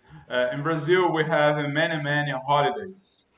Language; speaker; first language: English; non-native, learner; Portuguese